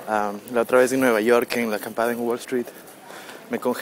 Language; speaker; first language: Spanish; native; Spanish